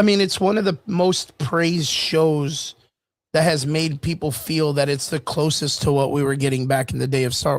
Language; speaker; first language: English; native; English